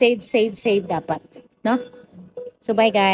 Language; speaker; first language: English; non-native, local second language; Filipino